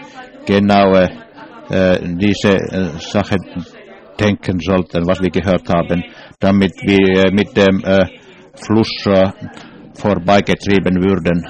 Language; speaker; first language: German; non-native, learner; English